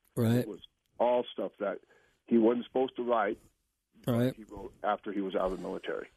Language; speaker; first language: English; native; English